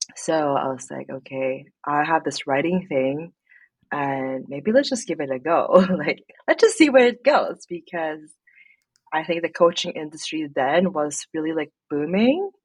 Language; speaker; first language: English; non-native, local second language; Filipino